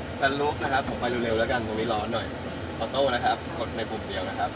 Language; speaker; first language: Thai; native; Thai